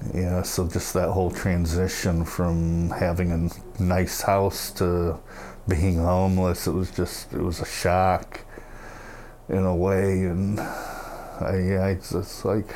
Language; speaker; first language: English; native; English